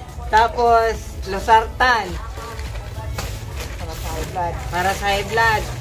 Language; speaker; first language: Filipino; native; Filipino